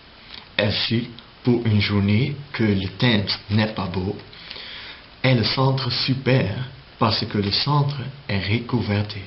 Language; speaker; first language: French; non-native, learner; Dutch